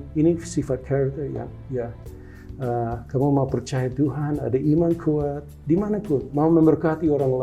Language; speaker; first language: Indonesian; non-native, local second language; English